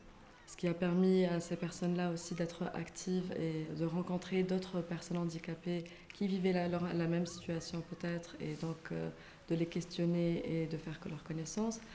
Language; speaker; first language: French; non-native, local second language; Arabic